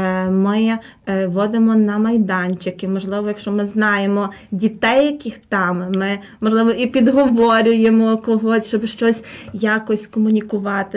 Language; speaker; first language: Ukrainian; native; Ukrainian